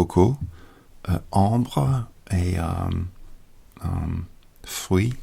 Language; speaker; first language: French; non-native, learner; English